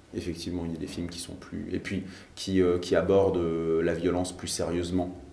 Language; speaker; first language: French; native; French